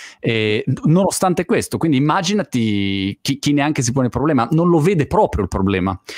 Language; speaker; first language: Italian; native; Italian